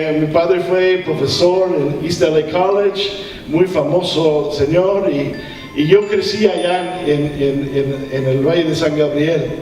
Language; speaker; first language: Spanish; early bilingual, heritage; English